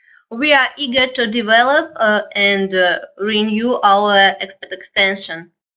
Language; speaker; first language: English; non-native, fluent; Russian